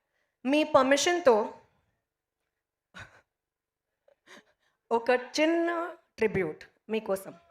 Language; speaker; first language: Telugu; non-native, learner; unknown